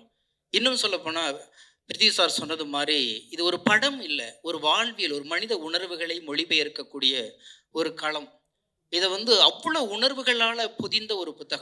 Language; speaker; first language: Tamil; native; Tamil